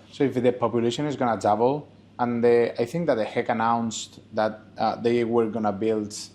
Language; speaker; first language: English; non-native, fluent; Spanish